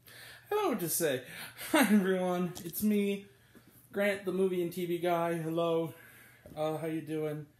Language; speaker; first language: English; native; English